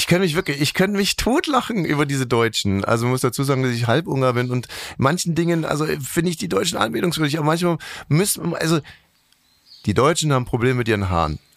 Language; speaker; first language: German; native; German